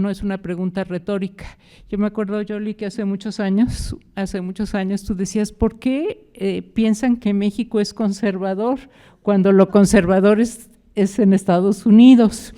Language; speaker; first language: Spanish; native; Spanish